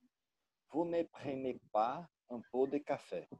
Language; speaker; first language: French; non-native, learner; Portuguese